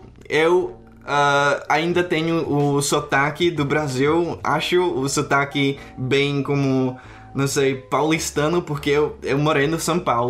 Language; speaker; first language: Portuguese; non-native, fluent; Czech